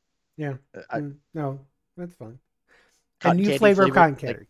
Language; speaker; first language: English; native; English